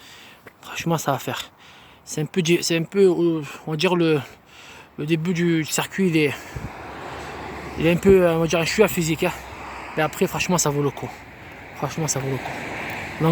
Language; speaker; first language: French; native; French